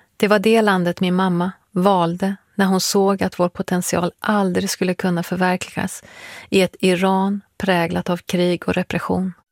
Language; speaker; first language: Swedish; early bilingual, other home language; Persian